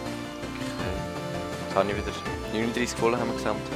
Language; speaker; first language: German; native; German